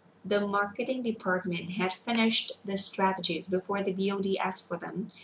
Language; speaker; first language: English; non-native, fluent; Vietnamese